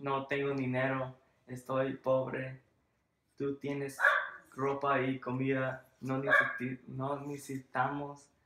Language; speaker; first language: Spanish; non-native, learner; English